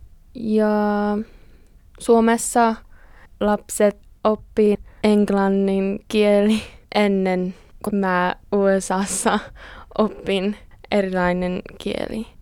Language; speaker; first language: Finnish; non-native, learner; English